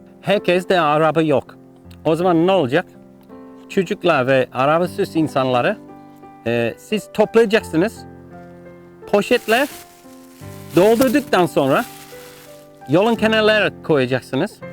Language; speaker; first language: Turkish; non-native, learner; English